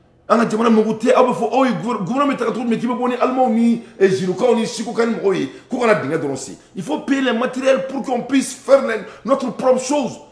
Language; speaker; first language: French; non-native, local second language; Bambara